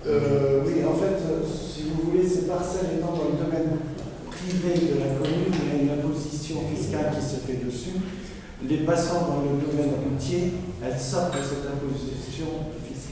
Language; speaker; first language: French; native; French